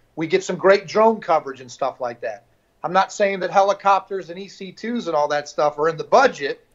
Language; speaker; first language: English; native; English